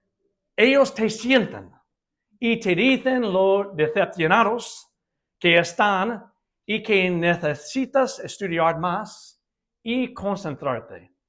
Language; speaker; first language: Spanish; non-native, fluent; English